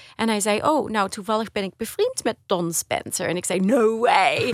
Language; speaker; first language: Dutch; early bilingual, heritage; Dutch